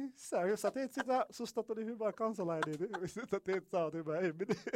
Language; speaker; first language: Finnish; non-native, learner; Arabic